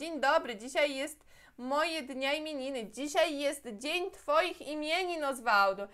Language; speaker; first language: Polish; non-native, fluent; Portuguese